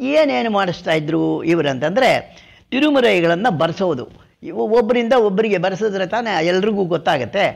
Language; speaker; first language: Kannada; non-native, local second language; Tamil